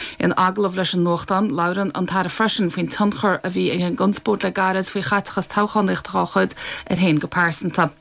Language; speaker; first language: Irish; native; Irish